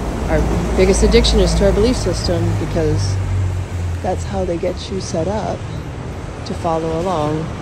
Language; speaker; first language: English; native; English